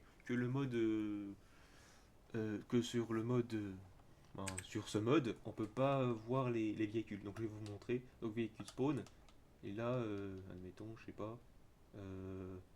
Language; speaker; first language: French; native; French